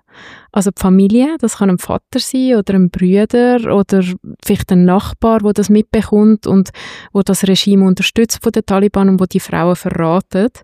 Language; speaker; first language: German; native; German